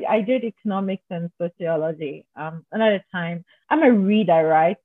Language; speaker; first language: English; non-native, local second language; Akan